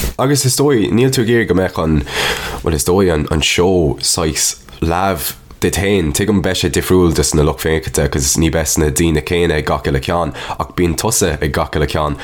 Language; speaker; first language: Irish; non-native, local second language; English